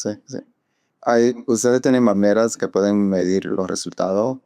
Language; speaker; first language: Spanish; non-native, fluent; English